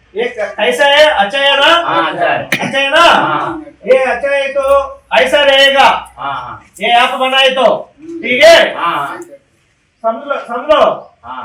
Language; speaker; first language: Hindi; non-native, local second language; Telugu